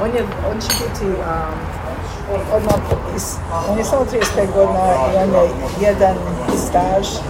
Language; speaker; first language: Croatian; early bilingual, heritage; Serbian